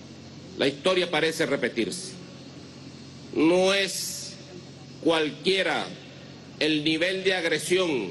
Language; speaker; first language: Spanish; native; Spanish